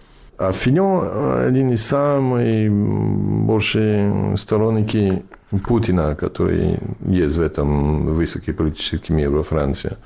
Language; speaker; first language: Russian; non-native, fluent; English